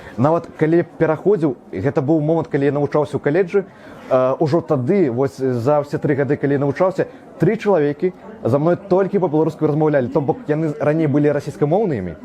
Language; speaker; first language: Belarusian; non-native, local second language; Russian